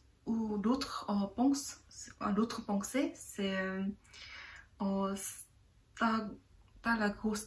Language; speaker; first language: French; non-native, learner; Korean